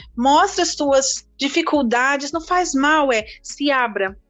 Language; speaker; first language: Portuguese; native; Portuguese